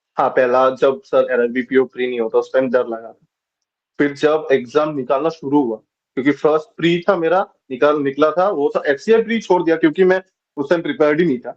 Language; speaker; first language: Hindi; non-native, local second language; Bangla